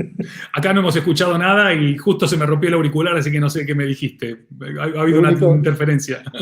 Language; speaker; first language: Spanish; native; Spanish